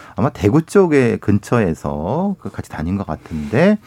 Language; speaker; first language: Korean; native; Korean